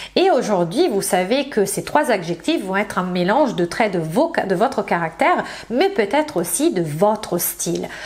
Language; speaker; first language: French; non-native, fluent; Italian